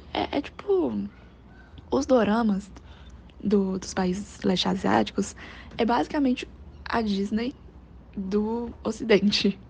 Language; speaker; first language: Portuguese; non-native, fluent; Chinese